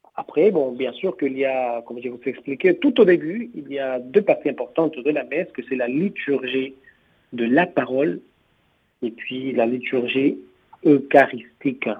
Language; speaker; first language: French; non-native, fluent; Spanish